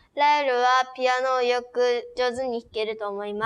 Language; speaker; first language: Japanese; early bilingual, other home language; Korean